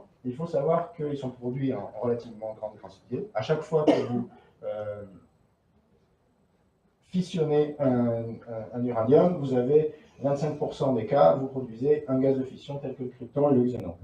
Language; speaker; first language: French; native; French